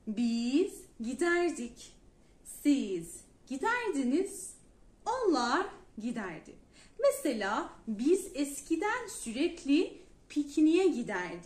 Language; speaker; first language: Turkish; non-native, fluent; Persian